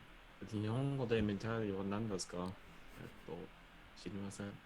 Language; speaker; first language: Japanese; non-native, learner; English